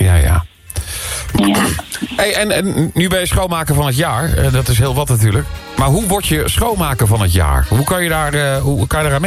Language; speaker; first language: Dutch; native; Dutch